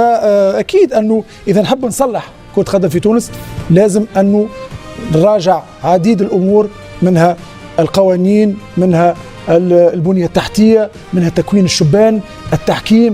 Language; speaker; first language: Arabic; native; Arabic